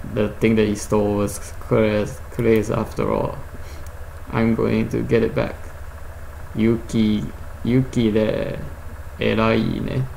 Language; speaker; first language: English; native; English